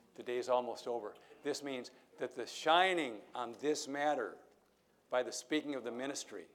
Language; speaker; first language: English; native; English